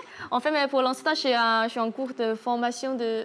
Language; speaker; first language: French; non-native, learner; Chinese